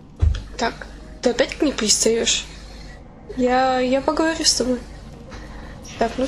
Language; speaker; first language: Russian; native; Russian